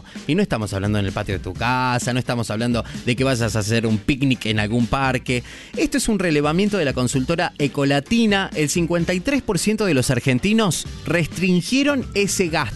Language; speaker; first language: Spanish; native; Spanish